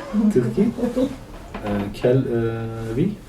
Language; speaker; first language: French; non-native, learner; Kurdish